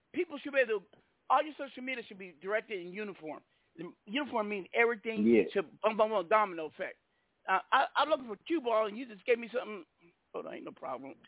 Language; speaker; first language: English; native; English